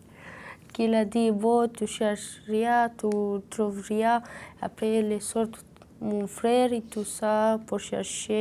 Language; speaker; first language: French; non-native, learner; Romanian